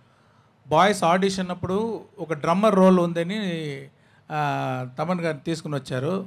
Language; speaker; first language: Telugu; non-native, fluent; Tamil